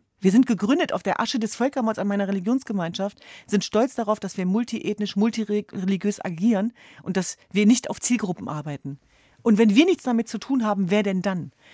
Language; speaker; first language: German; early bilingual, other home language; Kurdish